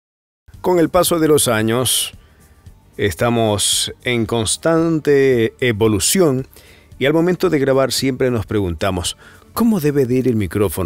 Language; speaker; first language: Spanish; native; Spanish